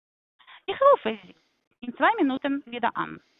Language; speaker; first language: German; non-native, learner; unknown